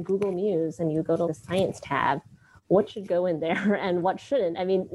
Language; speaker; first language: English; non-native, local second language; Cantonese